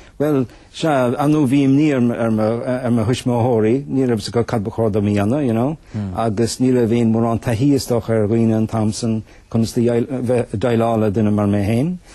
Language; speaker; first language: Irish; native; Irish